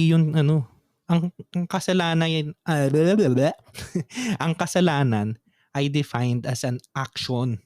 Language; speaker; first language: Filipino; native; Filipino